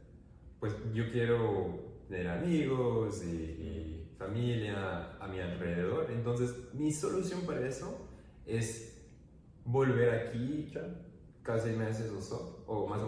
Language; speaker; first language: Spanish; non-native, fluent; English